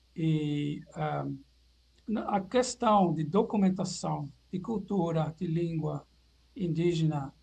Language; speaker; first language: Portuguese; non-native, fluent; Dutch